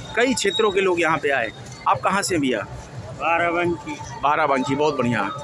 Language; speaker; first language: Hindi; native; Hindi